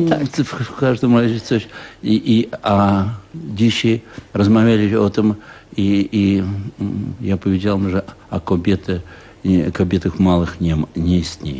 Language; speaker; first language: Polish; non-native, fluent; Russian